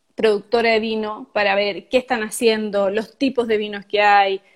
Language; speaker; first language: Spanish; native; Spanish